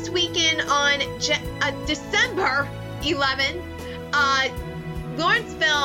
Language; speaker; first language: English; native; English